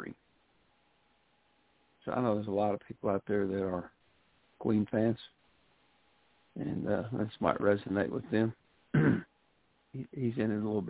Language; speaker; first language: English; native; English